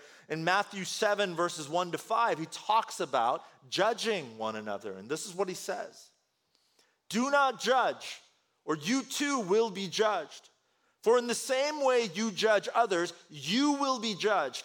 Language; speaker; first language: English; early bilingual, other home language; Korean